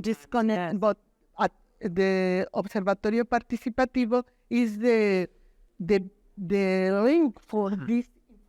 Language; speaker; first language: English; non-native, learner; Spanish